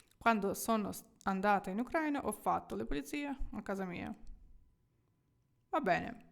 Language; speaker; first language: Italian; non-native, fluent; Ukrainian